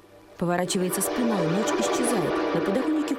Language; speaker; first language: Russian; native; Russian